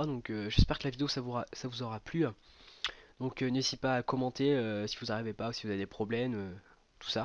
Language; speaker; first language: French; native; French